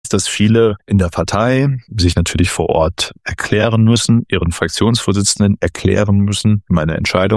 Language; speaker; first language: German; native; German